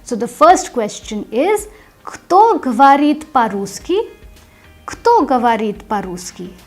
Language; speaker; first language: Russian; non-native, fluent; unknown